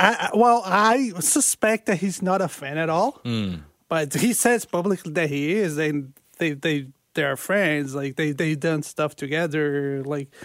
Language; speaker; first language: English; non-native, fluent; Portuguese